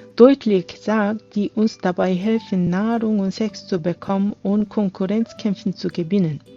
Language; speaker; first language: German; non-native, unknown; Korean